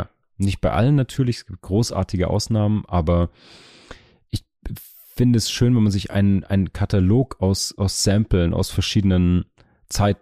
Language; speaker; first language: German; native; German